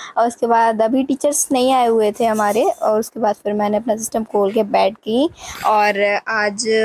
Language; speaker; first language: Hindi; native; Hindi